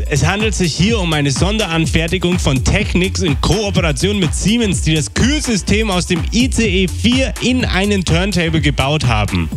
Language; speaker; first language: German; native; German